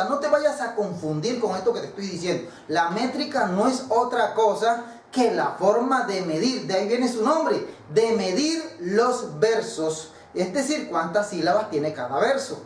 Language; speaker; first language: Spanish; native; Spanish